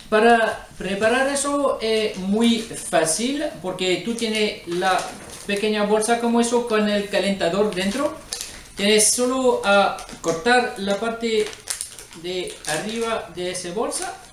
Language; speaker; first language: Spanish; non-native, learner; French